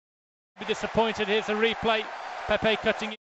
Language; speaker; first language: English; native; English